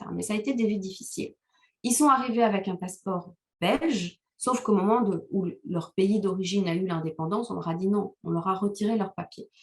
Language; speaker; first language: French; non-native, local second language; Kinyarwanda